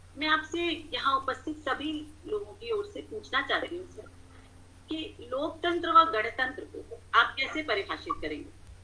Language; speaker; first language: Hindi; native; Hindi